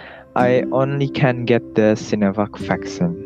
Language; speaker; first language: English; non-native, learner; Indonesian